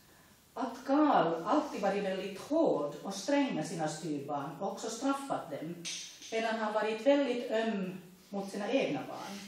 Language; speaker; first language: Swedish; native; Swedish